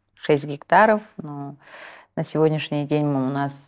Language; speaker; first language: Russian; non-native, local second language; Kazakh